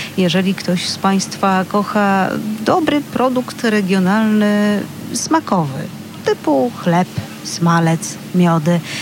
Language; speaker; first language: Polish; native; Polish